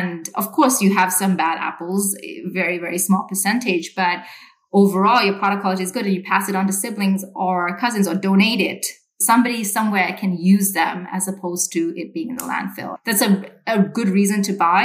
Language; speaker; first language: English; non-native, local second language; Sinhala